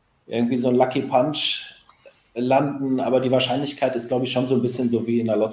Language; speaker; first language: German; native; German